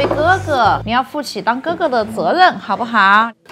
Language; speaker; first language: Chinese; native; Chinese